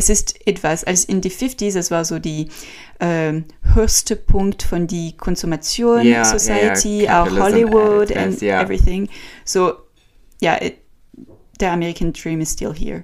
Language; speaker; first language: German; non-native, learner; French